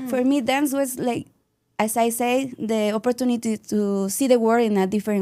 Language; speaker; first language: English; non-native, learner; Spanish